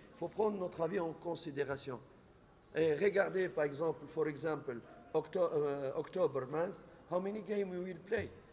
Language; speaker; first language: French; non-native, local second language; Arabic